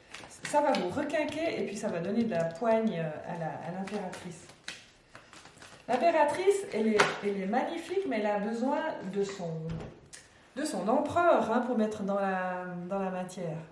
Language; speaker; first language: French; native; French